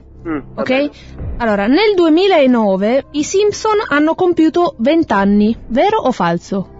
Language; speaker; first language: Italian; native; Italian